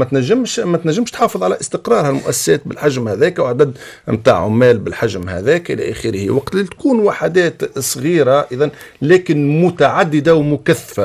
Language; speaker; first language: Arabic; native; Arabic